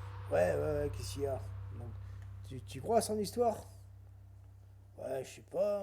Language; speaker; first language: French; native; French